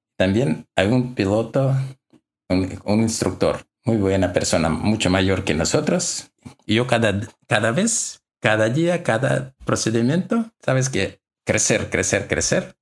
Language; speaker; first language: Spanish; non-native, learner; Russian